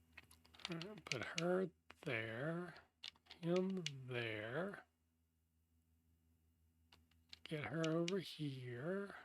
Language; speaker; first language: English; native; English